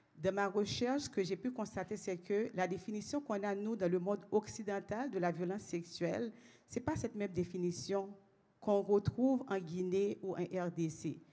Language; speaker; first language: French; native; French